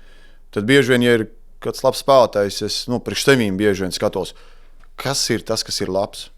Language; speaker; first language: Latvian; native; Latvian